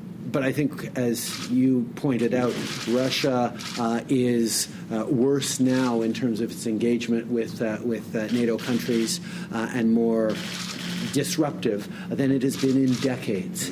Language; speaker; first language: English; early bilingual, other home language; French